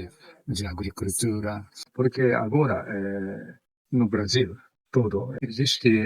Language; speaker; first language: Portuguese; non-native, fluent; Japanese